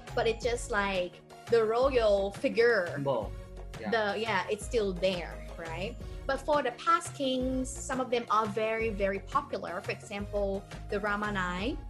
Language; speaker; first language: English; non-native, fluent; Thai